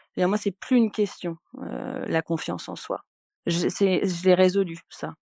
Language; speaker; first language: French; native; French